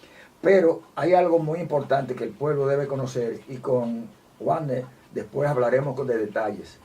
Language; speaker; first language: Spanish; native; Spanish